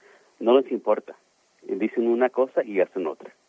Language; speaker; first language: Spanish; early bilingual, heritage; Spanish